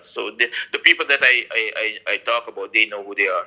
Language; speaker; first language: English; non-native, fluent; Dutch